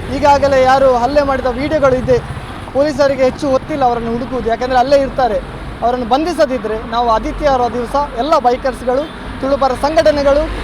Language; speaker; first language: Kannada; non-native, local second language; Tulu